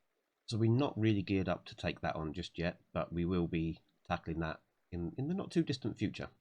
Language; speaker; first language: English; native; English